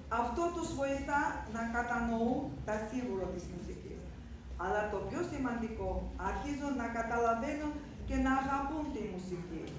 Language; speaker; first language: Greek; non-native, fluent; Russian